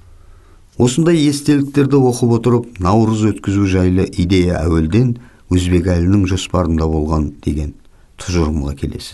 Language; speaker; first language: Kazakh; native; Kazakh